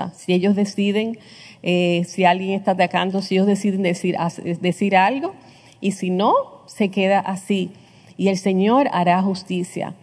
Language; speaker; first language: Spanish; native; Spanish